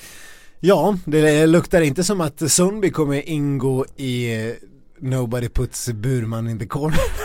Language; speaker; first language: Swedish; native; Swedish